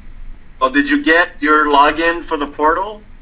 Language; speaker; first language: English; native; English